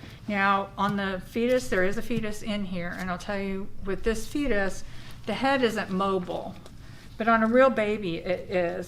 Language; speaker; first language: English; native; English